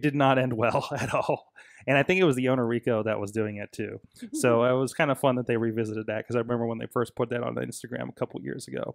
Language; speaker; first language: English; native; English